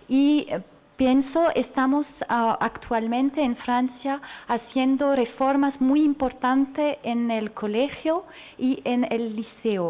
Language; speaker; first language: Spanish; non-native, learner; French